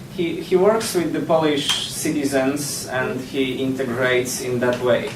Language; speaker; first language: English; non-native, learner; Polish